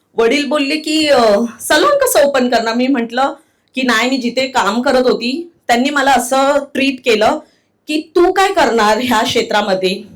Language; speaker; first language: Marathi; non-native, local second language; Telugu